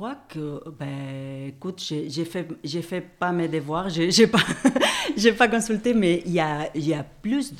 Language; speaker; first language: French; non-native, fluent; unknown